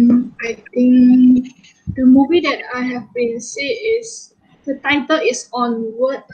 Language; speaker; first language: English; non-native, local second language; Malay